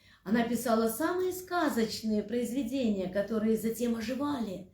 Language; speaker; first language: Russian; native; Russian